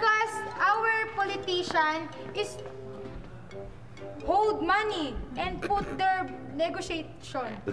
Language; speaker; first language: English; non-native, learner; Filipino